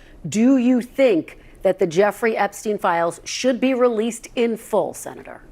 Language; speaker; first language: English; native; English